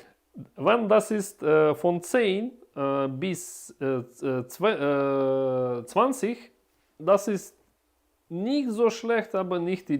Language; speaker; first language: German; non-native, learner; Russian